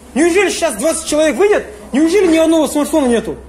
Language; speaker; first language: Russian; non-native, local second language; Kazakh